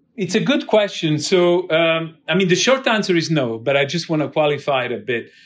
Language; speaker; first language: English; non-native, fluent; Italian